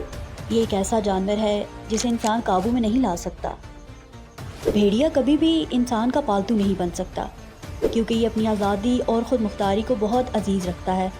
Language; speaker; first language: Urdu; native; Urdu